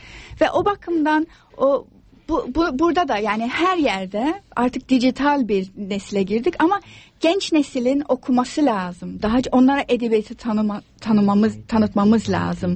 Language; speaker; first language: Turkish; non-native, fluent; English